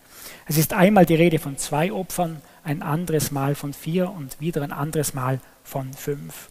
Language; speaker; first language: German; native; German